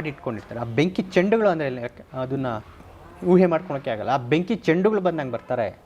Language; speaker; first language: Kannada; native; Kannada